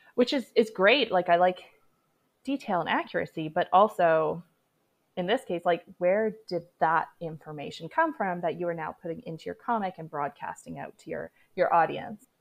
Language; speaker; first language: English; native; English